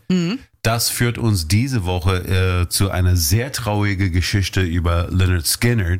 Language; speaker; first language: German; non-native, fluent; English